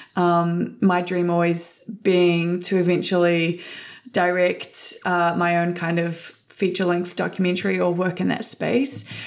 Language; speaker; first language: English; native; English